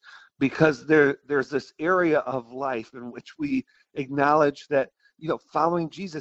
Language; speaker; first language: English; native; English